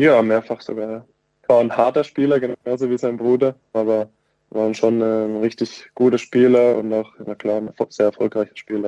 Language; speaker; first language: German; native; German